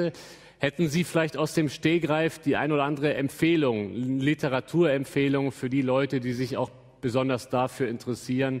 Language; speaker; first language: German; native; German